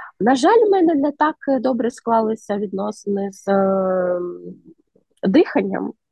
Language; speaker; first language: Ukrainian; native; Ukrainian